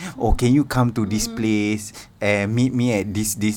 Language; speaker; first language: English; non-native, local second language; Malay